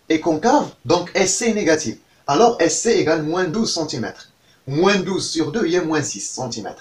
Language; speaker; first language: French; non-native, local second language; Arabic